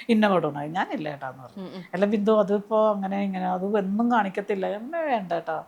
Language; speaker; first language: Malayalam; native; Malayalam